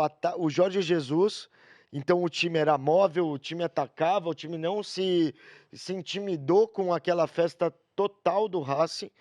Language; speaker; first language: Portuguese; native; Portuguese